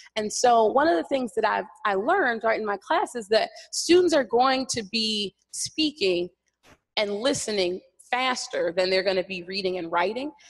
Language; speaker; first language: English; native; English